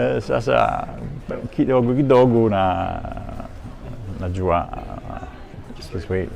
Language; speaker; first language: Swahili; non-native, learner; Italian